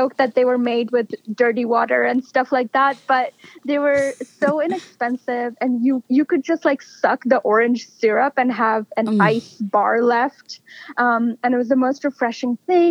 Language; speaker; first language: English; non-native, local second language; Bangla